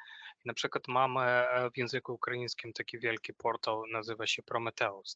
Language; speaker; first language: Polish; non-native, fluent; Ukrainian